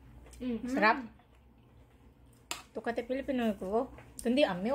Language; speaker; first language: Korean; non-native, fluent; Filipino